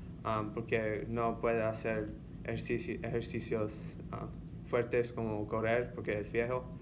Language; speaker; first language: Spanish; non-native, learner; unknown